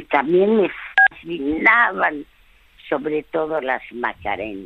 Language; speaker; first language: Spanish; early bilingual, other home language; French